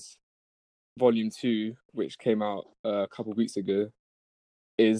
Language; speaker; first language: English; native; English